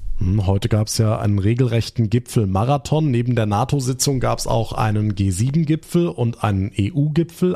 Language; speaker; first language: German; native; German